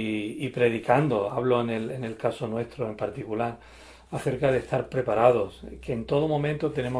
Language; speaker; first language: Spanish; native; Spanish